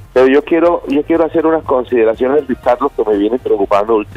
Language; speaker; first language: Spanish; native; Spanish